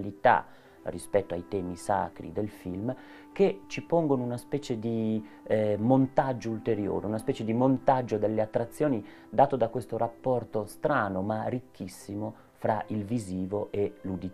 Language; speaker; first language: Italian; native; Italian